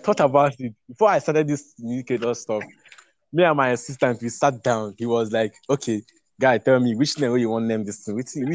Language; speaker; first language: English; non-native, local second language; Igbo